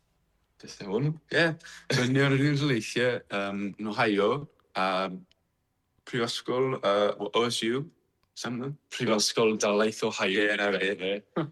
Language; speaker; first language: Welsh; non-native, fluent; English